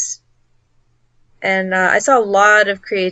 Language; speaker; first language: English; native; English